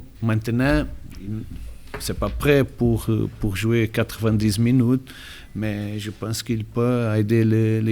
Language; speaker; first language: French; non-native, learner; Portuguese